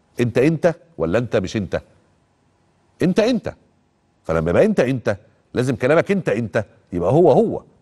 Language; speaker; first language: Egyptian Arabic; native; Egyptian Arabic